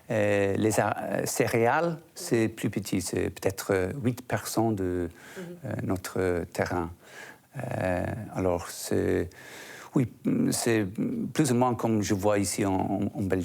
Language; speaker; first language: French; non-native, fluent; English